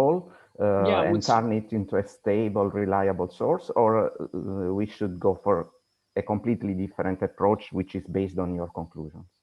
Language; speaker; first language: English; non-native, fluent; Italian